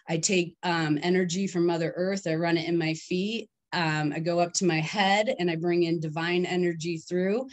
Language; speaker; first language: English; native; English